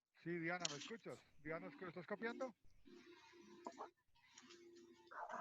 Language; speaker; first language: Spanish; native; Spanish